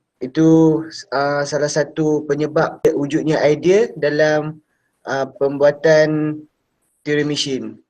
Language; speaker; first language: Malay; native; Malay